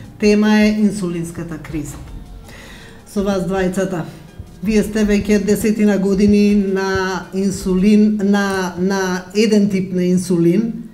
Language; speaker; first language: Macedonian; native; Macedonian